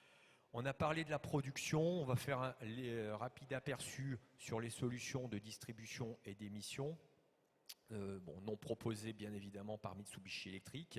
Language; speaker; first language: French; native; French